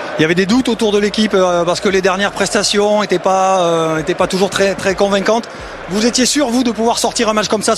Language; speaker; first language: French; native; French